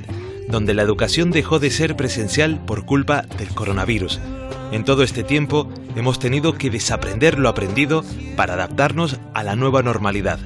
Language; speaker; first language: Spanish; native; Spanish